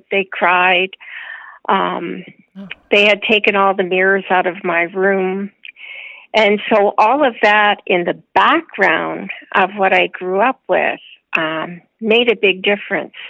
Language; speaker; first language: English; native; English